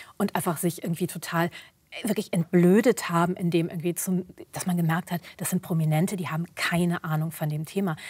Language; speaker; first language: German; early bilingual, other home language; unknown